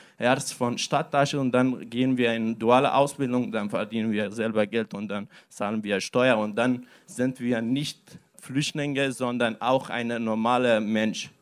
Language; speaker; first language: German; non-native, learner; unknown